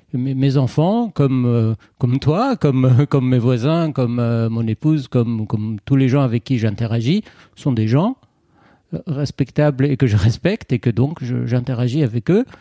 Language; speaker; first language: French; non-native, fluent; Persian